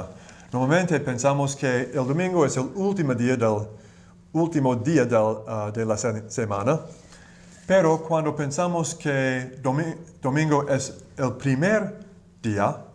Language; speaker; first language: Spanish; non-native, learner; English